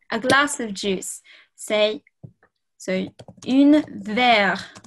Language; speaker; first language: French; non-native, fluent; English